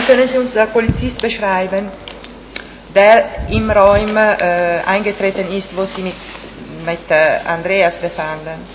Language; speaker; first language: German; non-native, fluent; Italian